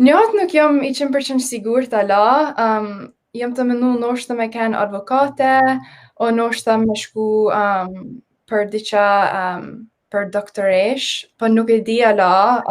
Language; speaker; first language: Albanian; early bilingual, heritage; Albanian